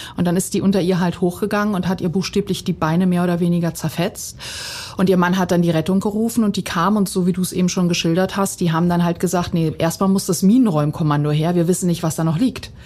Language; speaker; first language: German; early bilingual, other home language; Bosnian